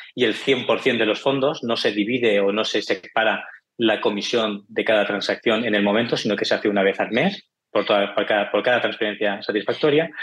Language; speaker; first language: Spanish; native; Spanish